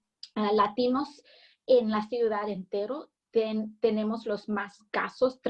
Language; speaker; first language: Spanish; early bilingual, heritage; English